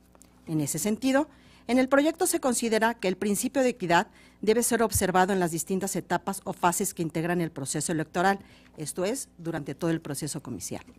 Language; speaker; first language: Spanish; native; Spanish